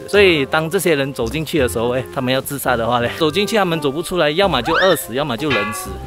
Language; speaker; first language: Chinese; native; Chinese